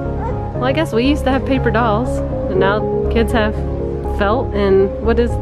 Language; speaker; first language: English; native; English